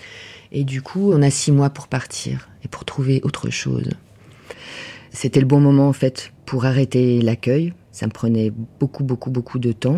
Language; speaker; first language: French; native; French